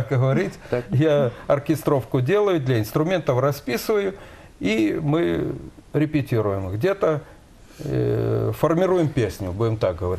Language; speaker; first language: Russian; native; Russian